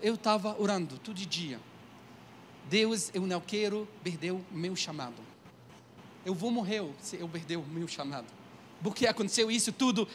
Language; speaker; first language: Portuguese; non-native, learner; Arabic